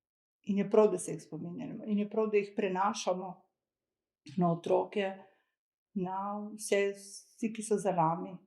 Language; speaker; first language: Slovenian; early bilingual, other home language; Croatian